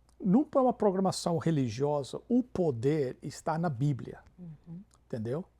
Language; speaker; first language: Portuguese; non-native, fluent; English